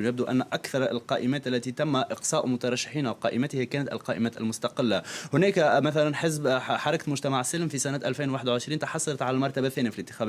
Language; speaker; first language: Arabic; native; Arabic